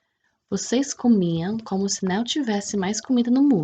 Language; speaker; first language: Portuguese; non-native, fluent; English